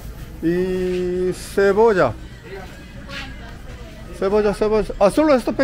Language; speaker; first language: Spanish; non-native, learner; Korean